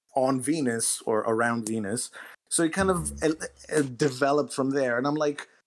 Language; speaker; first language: English; non-native, fluent; Greek